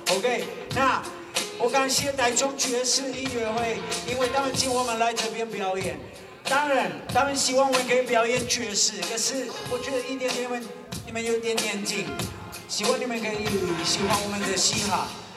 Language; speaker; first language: Chinese; non-native, fluent; Spanish